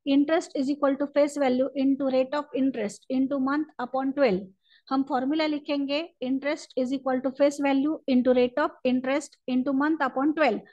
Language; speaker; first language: Hindi; non-native, local second language; Marathi